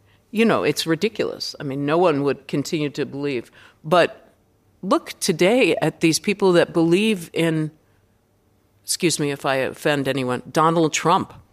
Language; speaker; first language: English; native; English